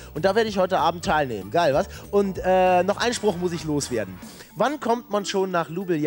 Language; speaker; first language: German; native; German